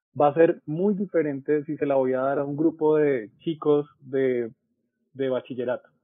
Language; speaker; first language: Spanish; native; Spanish